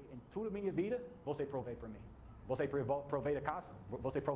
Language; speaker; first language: Portuguese; non-native, learner; English